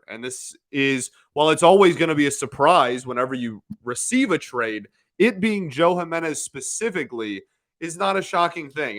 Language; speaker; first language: English; native; English